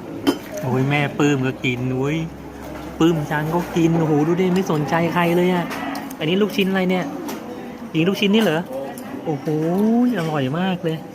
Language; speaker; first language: Thai; native; Thai